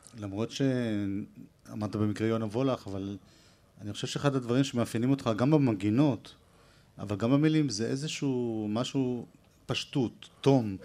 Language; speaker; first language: Hebrew; native; Hebrew